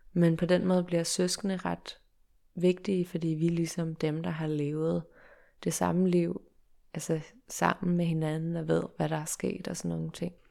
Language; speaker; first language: Danish; early bilingual, heritage; Danish